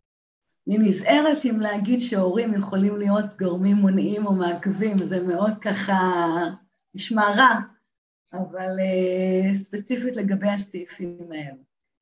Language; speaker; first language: Hebrew; native; Hebrew